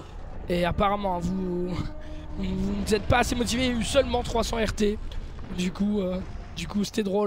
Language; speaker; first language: French; native; French